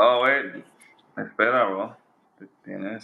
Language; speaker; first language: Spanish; non-native, learner; English